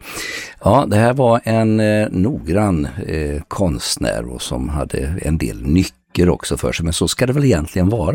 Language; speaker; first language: Swedish; native; Swedish